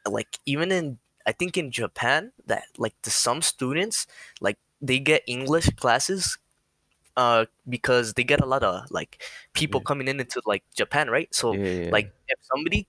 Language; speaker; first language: English; early bilingual, other home language; Spanish